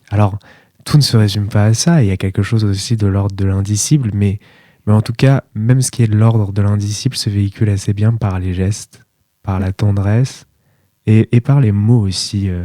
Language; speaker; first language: French; native; French